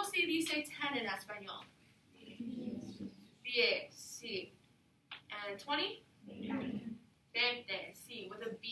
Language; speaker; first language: Spanish; non-native, fluent; English